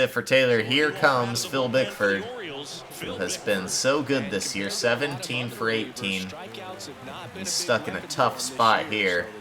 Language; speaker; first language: English; native; English